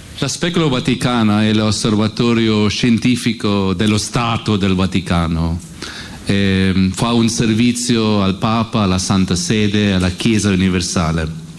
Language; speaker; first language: Italian; non-native, learner; English